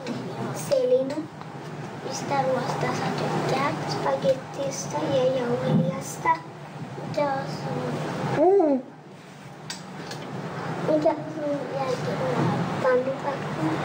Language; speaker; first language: Finnish; early bilingual, heritage; Finnish